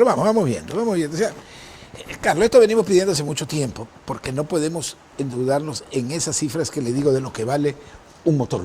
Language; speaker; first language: Spanish; native; Spanish